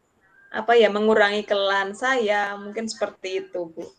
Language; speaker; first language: Indonesian; non-native, local second language; Javanese